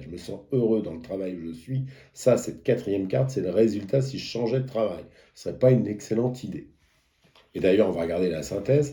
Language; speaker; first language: French; native; French